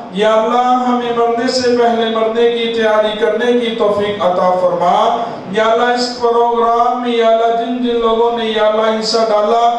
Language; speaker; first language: Urdu; non-native, local second language; Punjabi